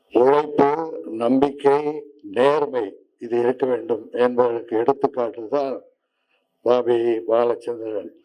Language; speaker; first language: Tamil; native; Tamil